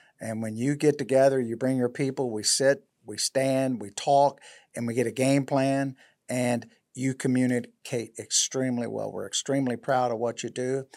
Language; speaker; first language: English; native; English